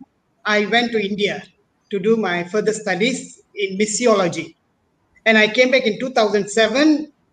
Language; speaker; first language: English; non-native, local second language; Tamil